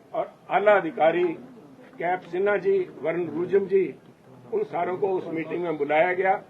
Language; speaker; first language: Hindi; non-native, local second language; Punjabi